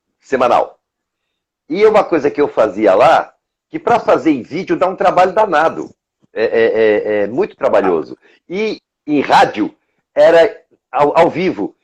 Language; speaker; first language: Portuguese; native; Portuguese